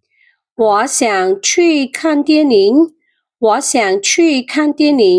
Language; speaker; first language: Chinese; non-native, fluent; Khmer